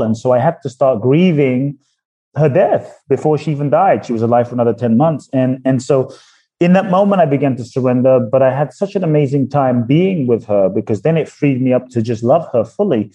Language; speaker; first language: English; native; English